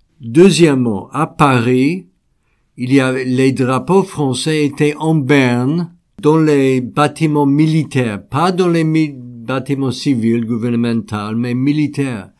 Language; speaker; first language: French; non-native, fluent; English